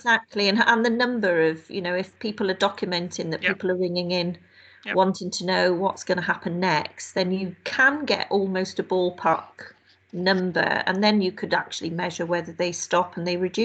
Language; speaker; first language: English; native; English